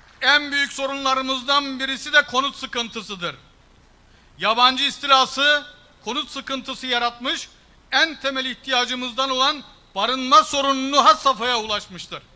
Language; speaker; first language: Turkish; early bilingual, heritage; Turkish